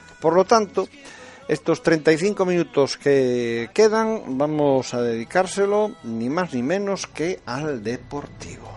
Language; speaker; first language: Spanish; native; Spanish